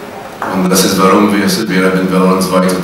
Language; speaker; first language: German; non-native, learner; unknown